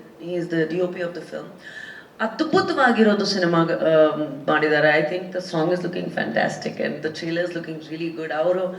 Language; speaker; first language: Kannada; non-native, local second language; Punjabi